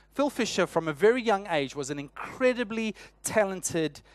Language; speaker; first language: English; native; English